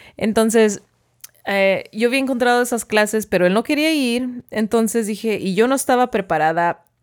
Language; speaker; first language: Spanish; early bilingual, heritage; Spanish